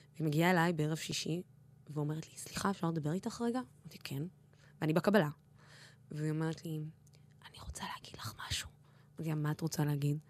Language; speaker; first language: Hebrew; non-native, local second language; Arabic